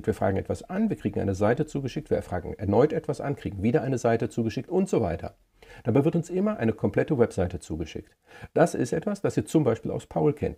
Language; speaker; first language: German; native; German